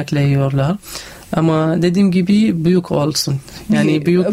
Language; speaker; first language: Turkish; non-native, learner; Arabic